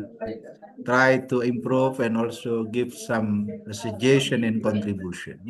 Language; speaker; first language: English; non-native, learner; Indonesian